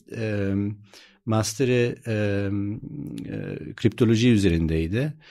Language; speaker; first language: Turkish; early bilingual, heritage; Turkish